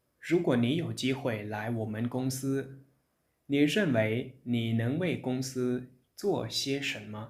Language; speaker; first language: Chinese; non-native, fluent; Lao